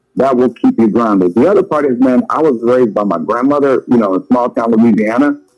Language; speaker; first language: English; native; English